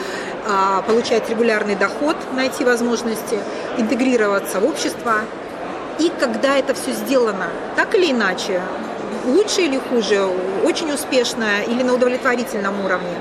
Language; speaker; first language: Russian; native; Russian